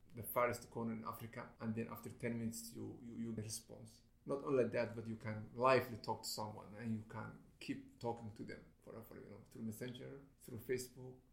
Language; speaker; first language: English; non-native, fluent; Somali